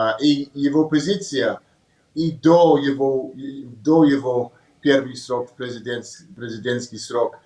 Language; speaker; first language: Russian; non-native, learner; English